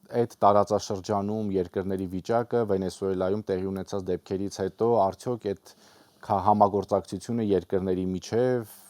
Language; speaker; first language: Armenian; native; Armenian